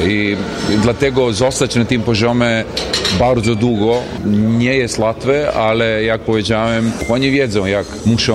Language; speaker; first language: Polish; non-native, fluent; Serbian